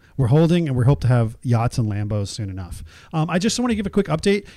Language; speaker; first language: English; native; English